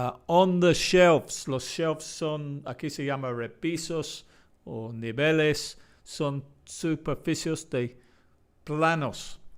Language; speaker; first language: Spanish; non-native, fluent; English